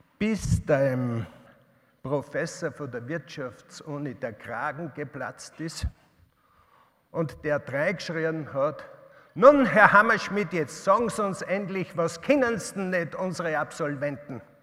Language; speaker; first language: German; native; German